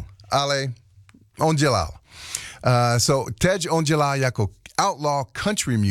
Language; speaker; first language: Czech; non-native, learner; English